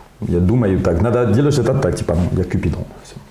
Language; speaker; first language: Ukrainian; non-native, learner; French